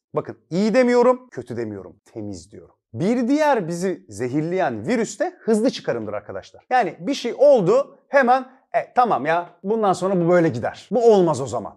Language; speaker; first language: Turkish; native; Turkish